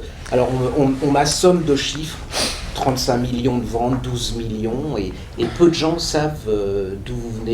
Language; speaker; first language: French; native; French